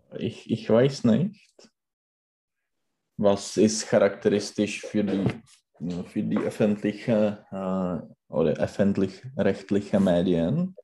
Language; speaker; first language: German; non-native, learner; Czech